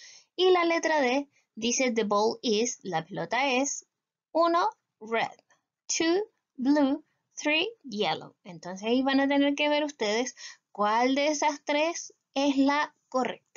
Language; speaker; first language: Spanish; native; Spanish